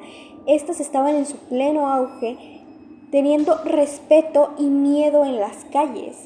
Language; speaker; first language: Spanish; native; Spanish